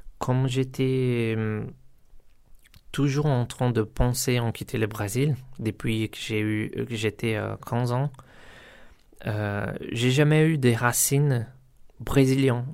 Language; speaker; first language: French; non-native, learner; Portuguese